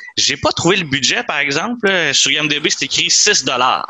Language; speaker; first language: French; native; French